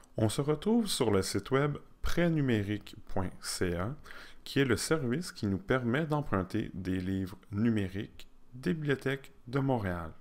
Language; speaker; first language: French; native; French